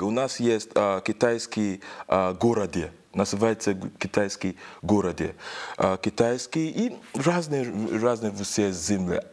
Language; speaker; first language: Russian; non-native, learner; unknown